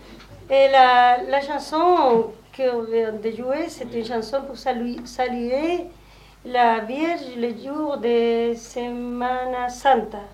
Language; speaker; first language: French; non-native, learner; Spanish